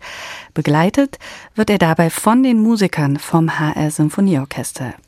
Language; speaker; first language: German; native; German